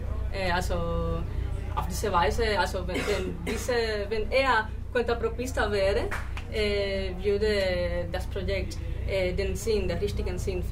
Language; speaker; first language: German; non-native, fluent; Spanish